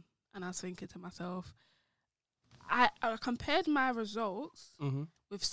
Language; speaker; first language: English; native; English